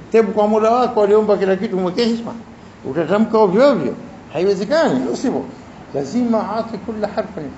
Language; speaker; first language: Swahili; native; Swahili